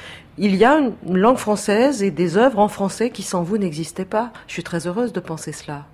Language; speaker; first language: French; native; French